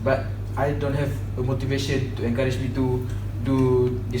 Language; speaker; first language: English; non-native, learner; Malay